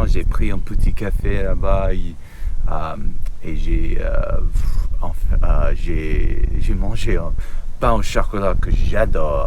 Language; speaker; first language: French; non-native, learner; English